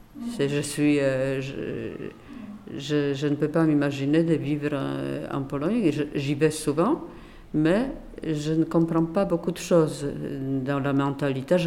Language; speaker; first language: French; non-native, fluent; Polish